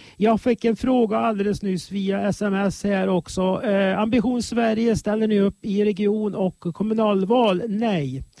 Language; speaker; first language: Swedish; native; Swedish